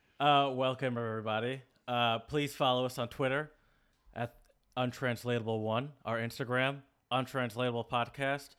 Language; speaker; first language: English; native; English